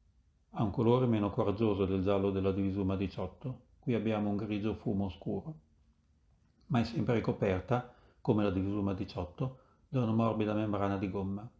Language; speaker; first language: Italian; native; Italian